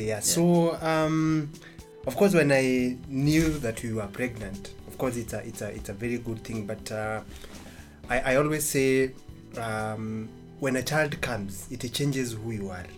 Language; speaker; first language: English; non-native, local second language; Embu